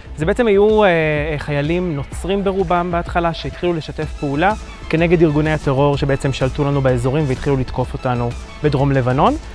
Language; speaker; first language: Hebrew; early bilingual, other home language; Arabic